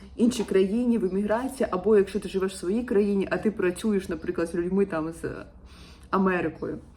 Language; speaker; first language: Ukrainian; non-native, local second language; Russian